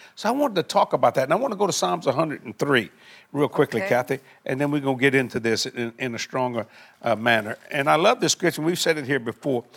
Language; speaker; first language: English; native; English